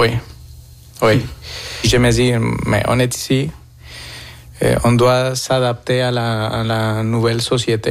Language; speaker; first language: French; non-native, learner; Spanish